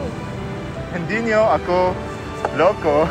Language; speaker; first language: Filipino; non-native, learner; Arabic